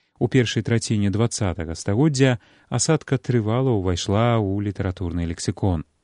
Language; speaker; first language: Belarusian; native; Belarusian